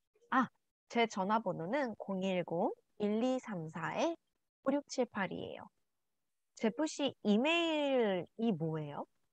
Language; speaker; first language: Korean; native; Korean